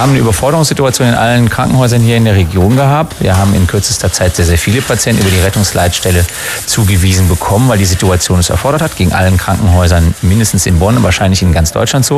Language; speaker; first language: German; native; German